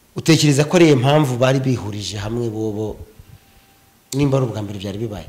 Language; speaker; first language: Kinyarwanda; native; Kinyarwanda